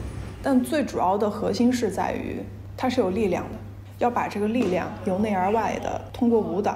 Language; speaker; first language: Chinese; native; Chinese